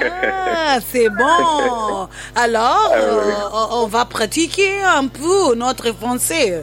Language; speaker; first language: French; non-native, learner; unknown